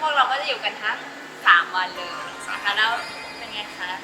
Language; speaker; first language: Thai; native; Thai